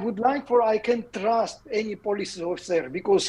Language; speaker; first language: English; non-native, learner; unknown